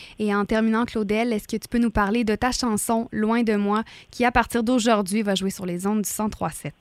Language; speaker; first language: French; native; French